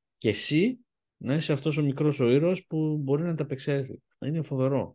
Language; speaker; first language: Greek; early bilingual, heritage; Greek